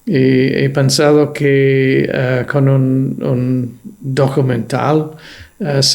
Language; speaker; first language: Spanish; non-native, fluent; English